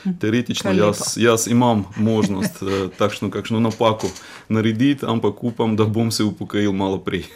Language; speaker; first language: Slovenian; non-native, fluent; Russian